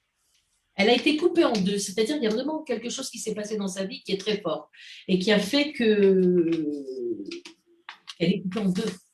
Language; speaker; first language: French; native; French